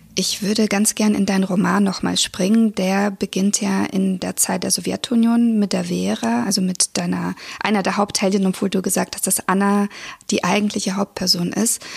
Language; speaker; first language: German; early bilingual, other home language; Russian